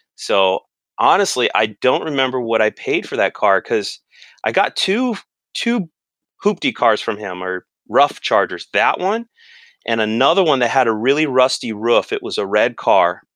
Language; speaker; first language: English; native; English